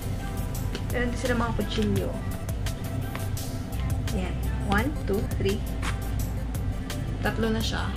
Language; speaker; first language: Filipino; native; Filipino